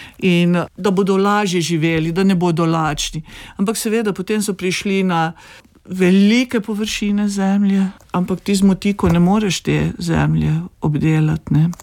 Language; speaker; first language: Slovenian; native; Slovenian